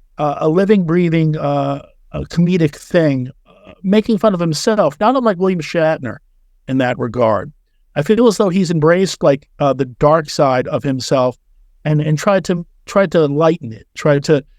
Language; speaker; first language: English; native; English